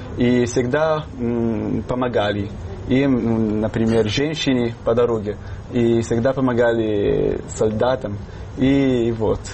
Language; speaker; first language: Russian; non-native, fluent; Italian